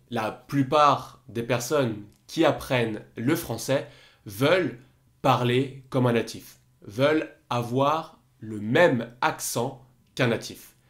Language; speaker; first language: French; native; French